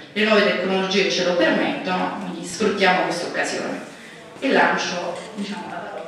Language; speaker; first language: Italian; native; Italian